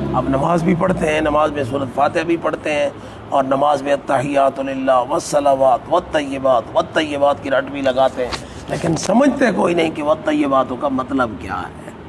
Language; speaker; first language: Urdu; non-native, local second language; Punjabi